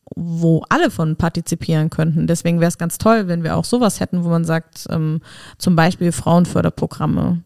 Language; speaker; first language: German; native; German